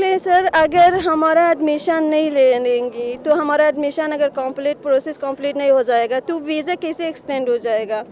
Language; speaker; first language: Hindi; non-native, learner; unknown